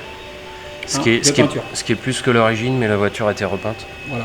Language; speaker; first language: French; native; French